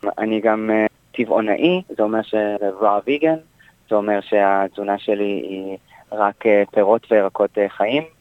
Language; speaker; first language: Hebrew; native; Hebrew